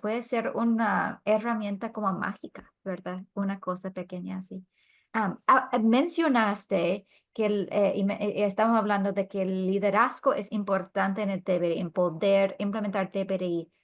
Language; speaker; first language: Spanish; non-native, fluent; English